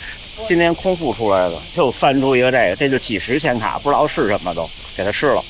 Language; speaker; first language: Chinese; native; Chinese